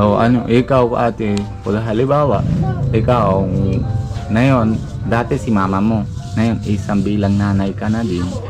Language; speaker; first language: Filipino; non-native, local second language; Bikol